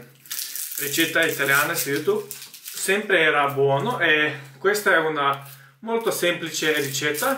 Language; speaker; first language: Italian; non-native, learner; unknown